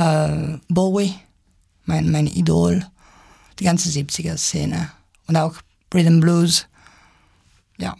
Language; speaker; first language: German; non-native, fluent; Italian